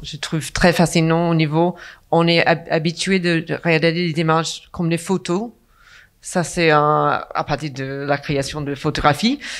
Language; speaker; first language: French; non-native, fluent; English